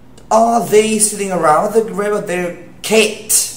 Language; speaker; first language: English; non-native, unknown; Vietnamese